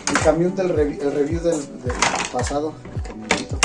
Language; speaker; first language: Spanish; native; Spanish